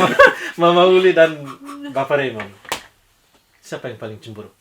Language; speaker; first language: Indonesian; non-native, fluent; Russian